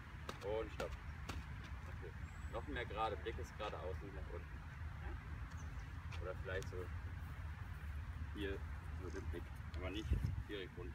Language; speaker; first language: German; native; German